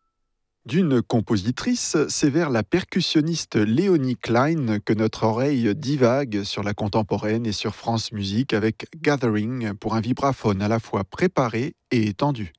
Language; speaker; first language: French; native; French